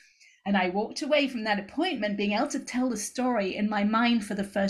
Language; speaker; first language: English; native; English